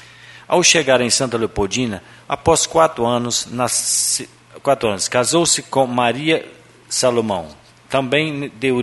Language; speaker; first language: Portuguese; native; Portuguese